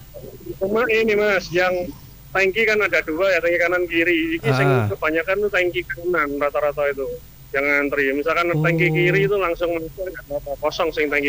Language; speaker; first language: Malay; non-native, local second language; Javanese